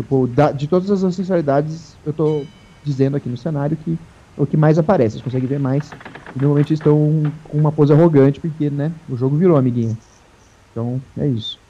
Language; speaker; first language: Portuguese; native; Portuguese